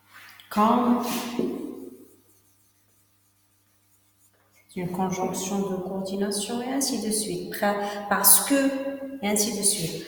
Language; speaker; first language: French; non-native, local second language; Arabic